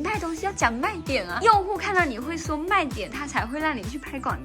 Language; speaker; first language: Chinese; native; Chinese